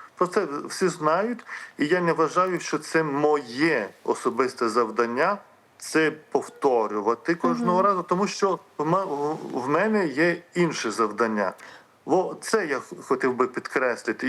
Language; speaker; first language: Ukrainian; non-native, fluent; Lithuanian